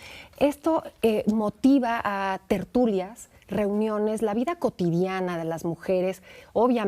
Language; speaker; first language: Spanish; native; Spanish